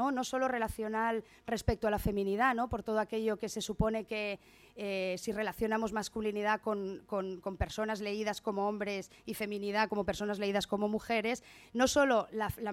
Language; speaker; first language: Spanish; native; Spanish